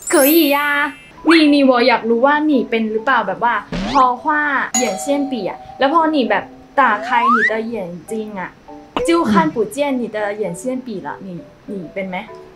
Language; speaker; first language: Thai; native; Thai